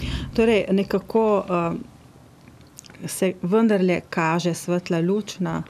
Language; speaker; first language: Slovenian; native; Slovenian